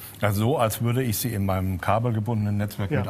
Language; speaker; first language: German; native; German